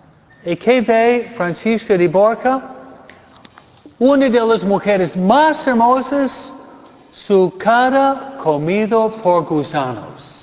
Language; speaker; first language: Spanish; non-native, fluent; English